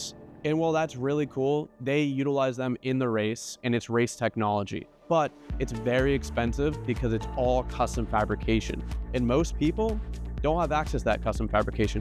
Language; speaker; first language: English; native; English